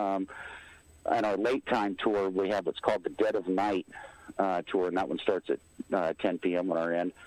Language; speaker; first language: English; native; English